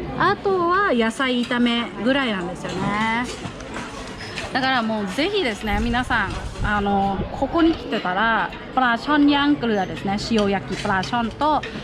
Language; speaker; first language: Japanese; non-native, fluent; Thai